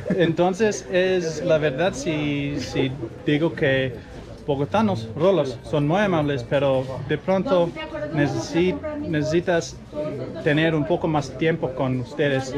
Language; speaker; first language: Spanish; non-native, learner; English